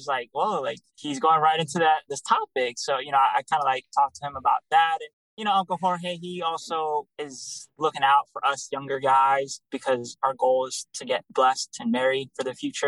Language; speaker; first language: English; native; English